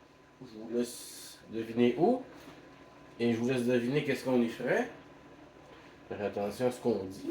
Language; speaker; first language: French; native; French